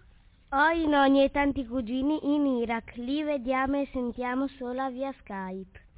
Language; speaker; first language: Italian; early bilingual, other home language; Kurdish